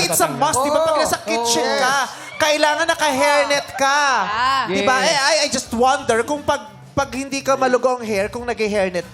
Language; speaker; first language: Filipino; native; Filipino